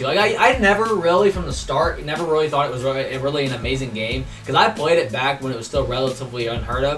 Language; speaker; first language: English; native; English